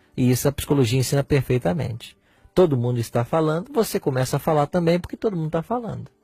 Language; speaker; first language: Portuguese; native; Portuguese